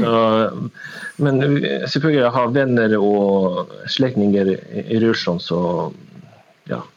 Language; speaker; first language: Norwegian; non-native, learner; Russian